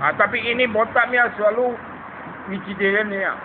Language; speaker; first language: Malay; non-native, local second language; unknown